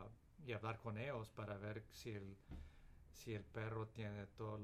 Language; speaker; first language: Spanish; early bilingual, heritage; Spanish